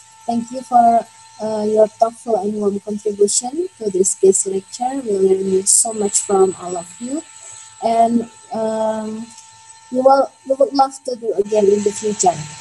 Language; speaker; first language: English; non-native, fluent; Indonesian